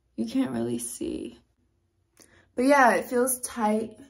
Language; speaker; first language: English; native; English